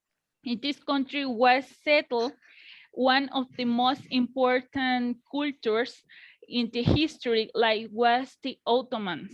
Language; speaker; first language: English; non-native, learner; Spanish